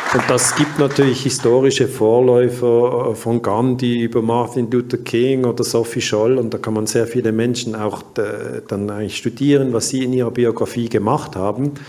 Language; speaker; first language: German; native; German